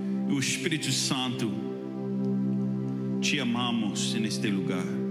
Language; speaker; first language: Portuguese; non-native, learner; English